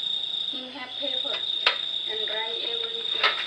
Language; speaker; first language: English; non-native, learner; Thai